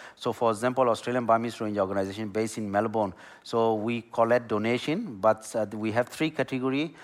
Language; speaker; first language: English; non-native, learner; Burmese